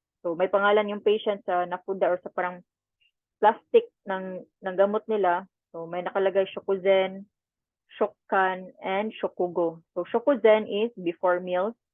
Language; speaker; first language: Filipino; non-native, local second language; Cebuano